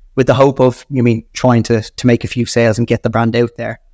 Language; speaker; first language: English; native; English